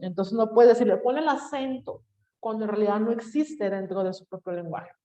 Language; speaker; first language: Spanish; native; Spanish